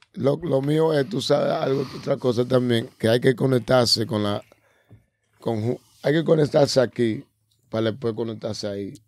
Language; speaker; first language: Spanish; early bilingual, heritage; Spanish